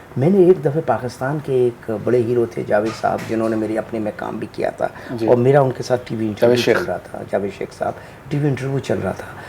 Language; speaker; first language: Hindi; native; Hindi